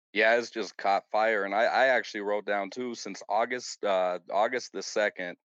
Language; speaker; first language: English; native; English